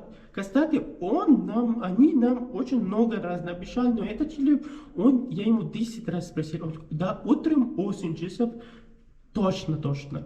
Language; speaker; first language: Russian; non-native, learner; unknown